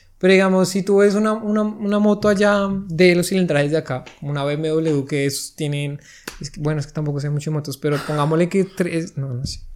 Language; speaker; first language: Spanish; native; Spanish